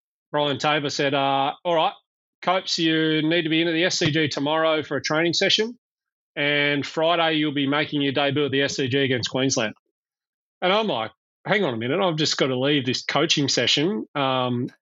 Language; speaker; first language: English; native; English